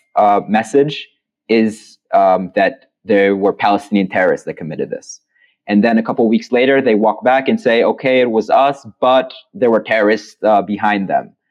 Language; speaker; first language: English; non-native, fluent; Hebrew